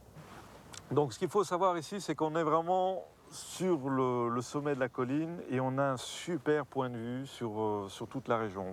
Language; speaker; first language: French; native; French